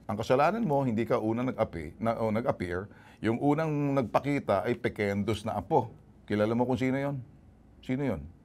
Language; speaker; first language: Filipino; native; Filipino